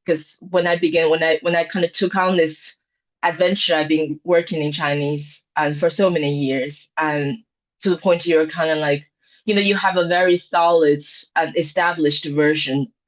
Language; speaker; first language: English; non-native, fluent; Chinese